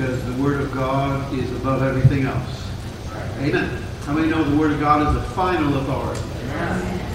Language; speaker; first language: English; native; English